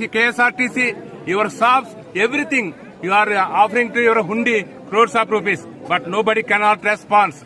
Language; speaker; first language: English; non-native, local second language; Telugu